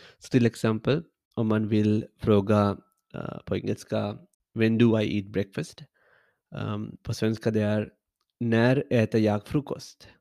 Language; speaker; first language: Swedish; non-native, learner; English